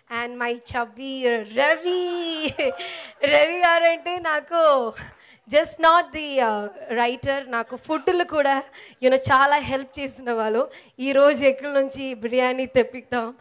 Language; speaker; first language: Telugu; non-native, learner; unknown